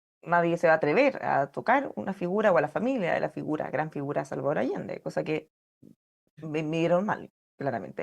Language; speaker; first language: Spanish; native; Spanish